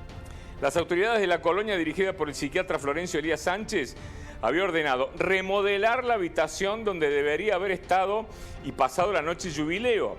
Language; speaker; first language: Spanish; native; Spanish